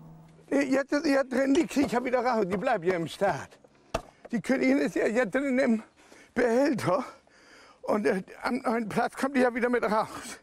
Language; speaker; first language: German; native; German